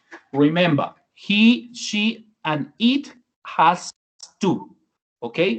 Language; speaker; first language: English; non-native, learner; Spanish